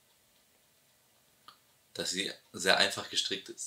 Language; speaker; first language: German; early bilingual, other home language; Albanian